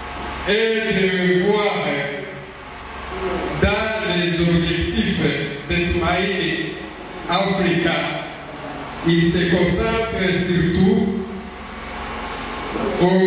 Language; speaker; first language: French; non-native, local second language; Swahili